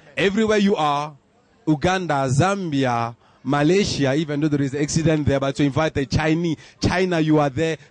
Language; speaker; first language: English; non-native, fluent; Lingala